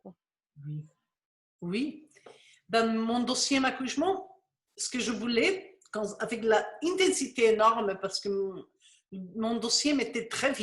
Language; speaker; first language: French; non-native, fluent; Spanish